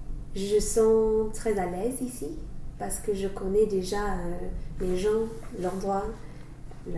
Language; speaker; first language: French; non-native, fluent; English